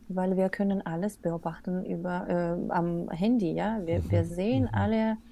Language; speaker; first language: German; non-native, fluent; Russian